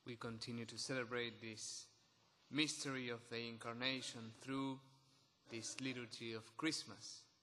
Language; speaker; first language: English; non-native, fluent; Spanish